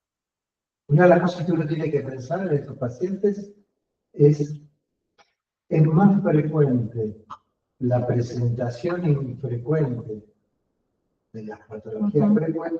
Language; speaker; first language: Spanish; native; Spanish